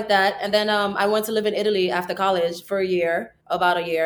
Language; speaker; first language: English; early bilingual, other home language; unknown